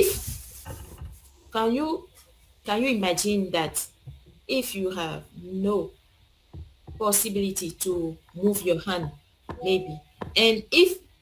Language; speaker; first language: English; non-native, learner; French